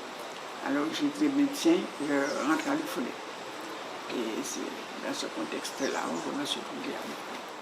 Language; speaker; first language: French; non-native, local second language; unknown